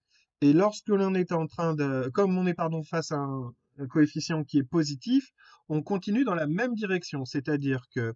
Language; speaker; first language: French; native; French